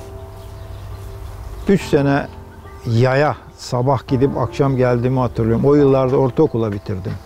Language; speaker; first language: Turkish; native; Turkish